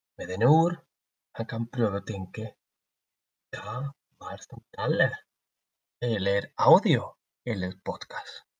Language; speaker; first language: Norwegian; non-native, learner; Spanish